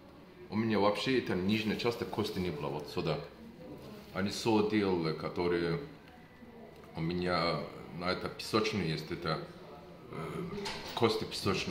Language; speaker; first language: Russian; non-native, learner; Turkish